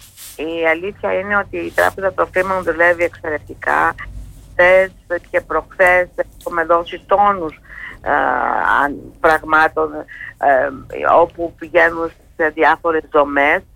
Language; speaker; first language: Greek; native; Greek